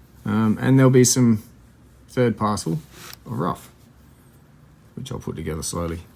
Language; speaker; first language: English; native; English